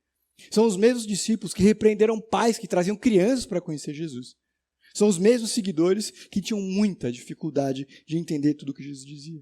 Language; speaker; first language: Portuguese; native; Portuguese